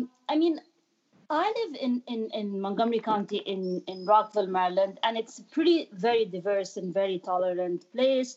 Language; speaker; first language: English; non-native, fluent; Arabic